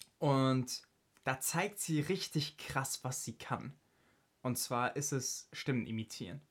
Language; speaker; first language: German; native; German